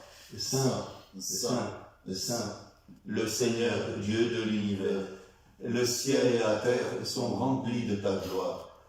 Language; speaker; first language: French; native; French